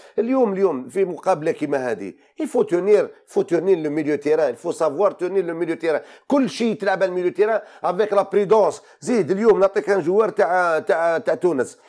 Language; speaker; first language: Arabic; native; Arabic